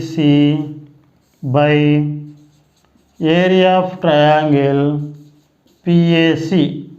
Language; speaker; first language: English; non-native, local second language; Telugu